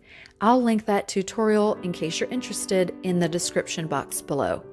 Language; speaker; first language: English; native; English